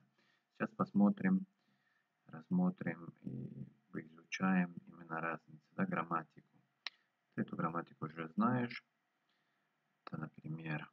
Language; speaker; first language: Russian; non-native, fluent; Spanish